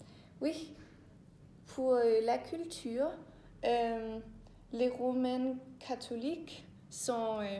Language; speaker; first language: French; non-native, learner; Danish